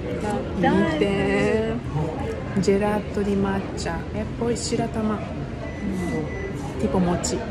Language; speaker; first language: Italian; non-native, learner; Japanese